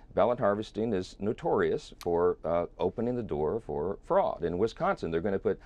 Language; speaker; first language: English; native; English